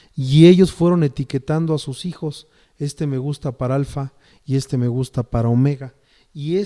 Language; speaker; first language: Spanish; native; Spanish